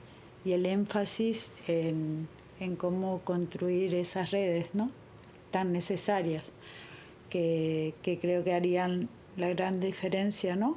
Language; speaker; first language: Spanish; native; Spanish